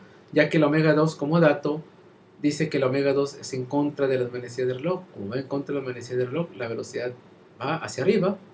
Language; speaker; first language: Spanish; native; Spanish